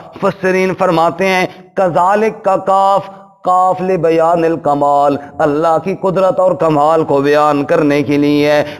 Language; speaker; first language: Urdu; non-native, local second language; Punjabi